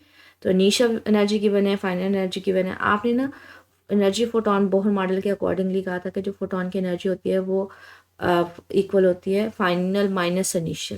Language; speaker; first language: Hindi; non-native, local second language; Punjabi